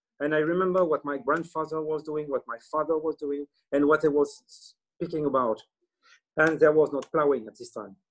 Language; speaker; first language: English; non-native, learner; French